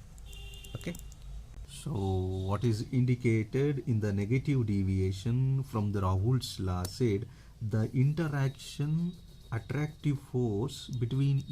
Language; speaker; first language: English; non-native, local second language; Kannada